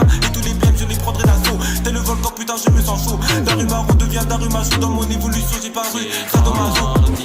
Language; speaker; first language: French; native; French